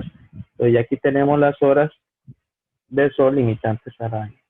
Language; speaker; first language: Spanish; native; Spanish